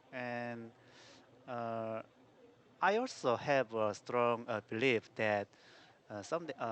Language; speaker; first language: English; non-native, learner; Korean